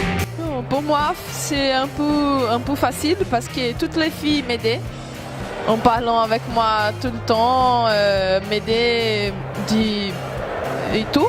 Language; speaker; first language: French; non-native, learner; Portuguese